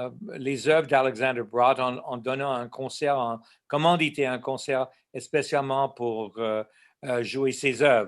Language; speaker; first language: French; non-native, local second language; English